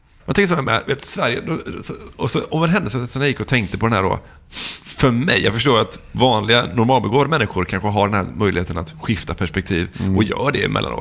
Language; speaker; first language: Swedish; native; Swedish